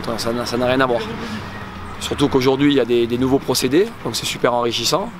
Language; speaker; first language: French; native; French